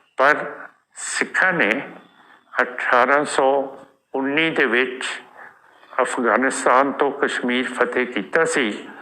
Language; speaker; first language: Punjabi; native; Punjabi